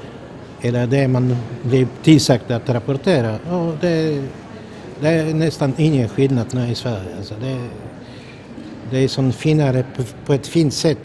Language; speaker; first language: Swedish; non-native, fluent; Polish